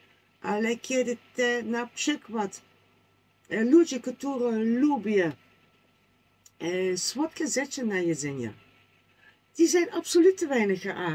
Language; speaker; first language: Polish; non-native, learner; Dutch